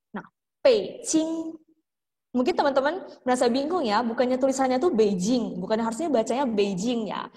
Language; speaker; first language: Indonesian; native; Indonesian